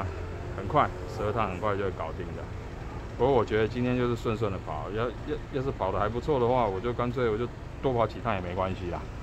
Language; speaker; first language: Chinese; native; Chinese